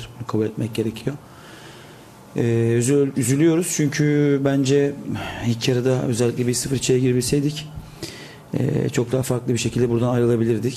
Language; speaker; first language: Turkish; native; Turkish